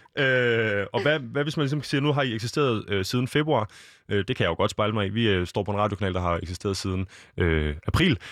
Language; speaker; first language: Danish; native; Danish